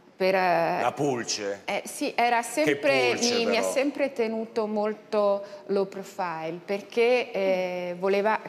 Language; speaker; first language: Italian; native; Italian